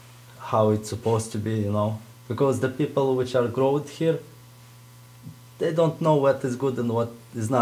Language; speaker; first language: English; non-native, fluent; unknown